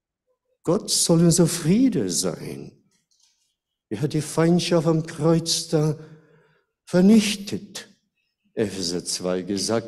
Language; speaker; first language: German; non-native, fluent; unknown